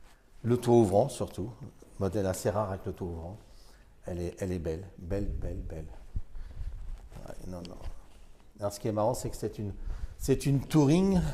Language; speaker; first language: French; native; French